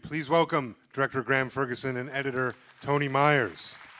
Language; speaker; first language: English; native; English